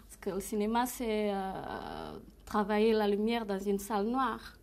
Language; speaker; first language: French; non-native, fluent; Portuguese